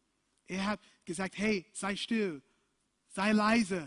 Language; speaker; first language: German; non-native, fluent; English